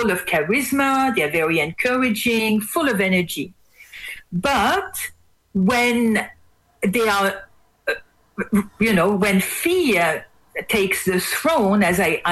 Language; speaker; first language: English; non-native, fluent; French